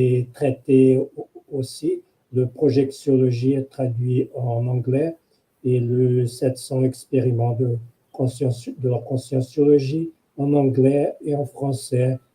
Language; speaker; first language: French; non-native, fluent; Portuguese